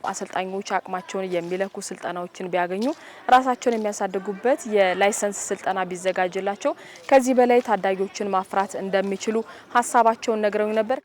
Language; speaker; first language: Amharic; native; Amharic